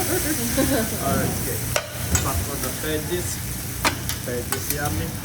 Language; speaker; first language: English; non-native, learner; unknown